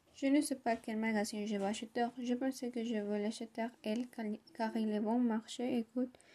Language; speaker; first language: French; non-native, learner; Spanish